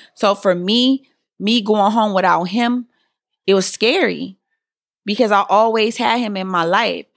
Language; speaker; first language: English; native; English